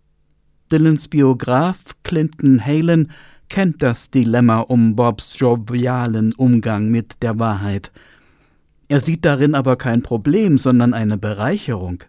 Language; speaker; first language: German; native; German